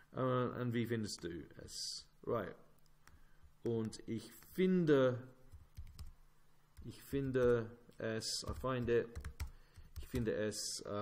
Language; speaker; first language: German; non-native, fluent; English